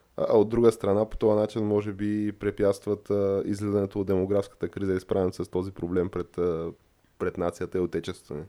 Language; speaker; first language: Bulgarian; native; Bulgarian